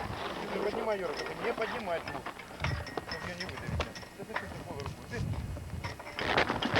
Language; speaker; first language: Russian; native; Russian